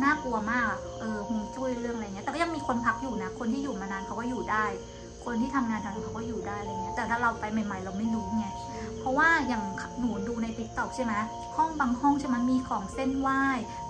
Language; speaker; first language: Thai; native; Thai